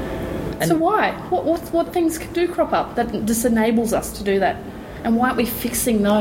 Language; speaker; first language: English; native; English